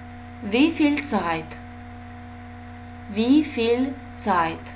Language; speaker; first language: German; non-native, fluent; Russian